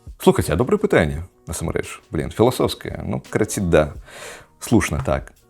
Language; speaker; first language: Belarusian; non-native, local second language; Russian